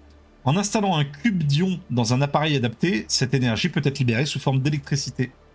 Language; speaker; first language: French; native; French